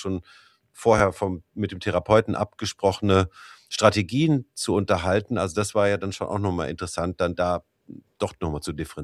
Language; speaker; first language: German; native; German